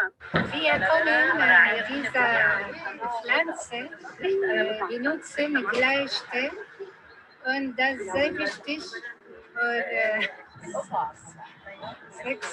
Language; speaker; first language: German; non-native, learner; Arabic